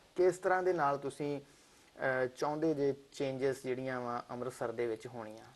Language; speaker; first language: Punjabi; native; Punjabi